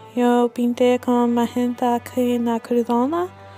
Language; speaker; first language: Spanish; non-native, learner; English